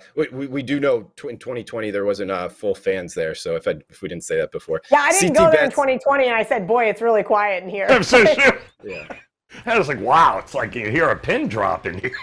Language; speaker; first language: English; native; English